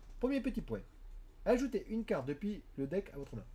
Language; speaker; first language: French; native; French